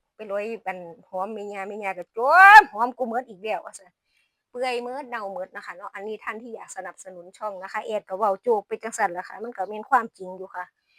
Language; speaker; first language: Thai; non-native, local second language; Lao